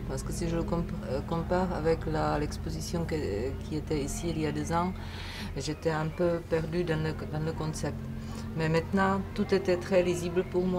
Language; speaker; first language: French; non-native, fluent; Czech